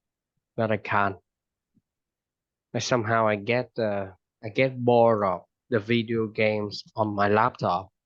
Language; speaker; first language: English; non-native, fluent; Vietnamese